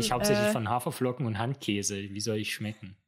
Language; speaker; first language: German; native; German